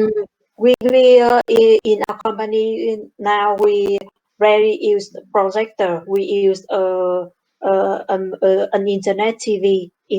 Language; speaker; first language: English; non-native, learner; Vietnamese